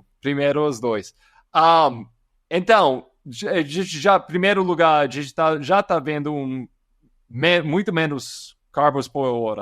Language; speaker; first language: Portuguese; non-native, fluent; English